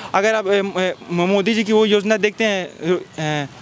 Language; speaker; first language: Hindi; native; Hindi